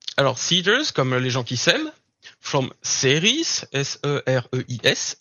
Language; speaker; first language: French; native; French